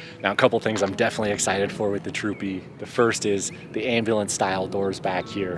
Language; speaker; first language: English; native; English